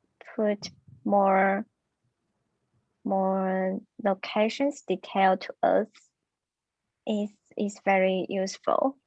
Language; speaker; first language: English; non-native, learner; Chinese